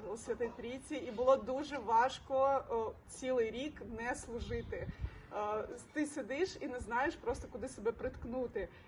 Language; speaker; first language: Ukrainian; non-native, local second language; Russian